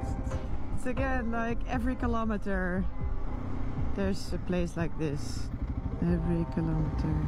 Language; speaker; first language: English; non-native, fluent; German